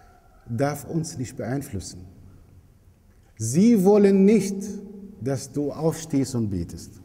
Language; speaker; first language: German; non-native, fluent; Arabic